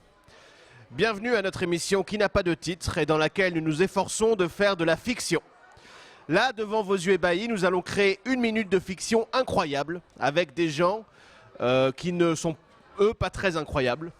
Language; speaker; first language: French; native; French